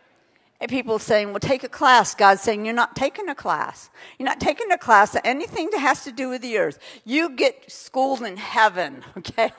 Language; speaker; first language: English; native; English